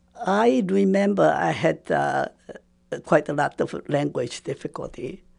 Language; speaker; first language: English; non-native, fluent; Japanese